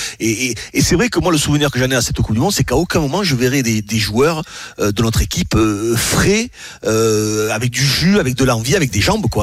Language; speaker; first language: French; native; French